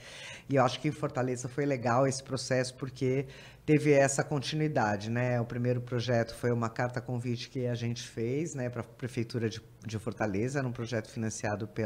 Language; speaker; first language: Portuguese; native; Portuguese